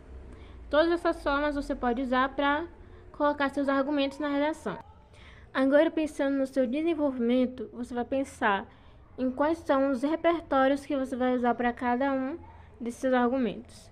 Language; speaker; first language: Portuguese; native; Portuguese